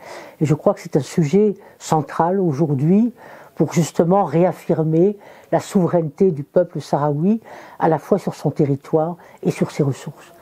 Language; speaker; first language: French; native; French